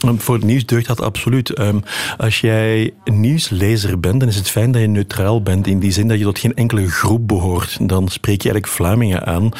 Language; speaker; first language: Dutch; native; Dutch